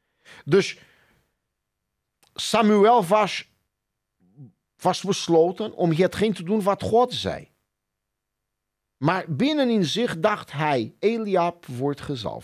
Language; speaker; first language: Dutch; non-native, fluent; Portuguese